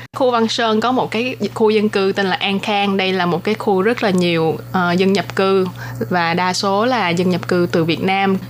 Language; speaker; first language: Vietnamese; non-native, local second language; Cantonese